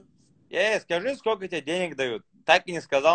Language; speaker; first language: Russian; native; Russian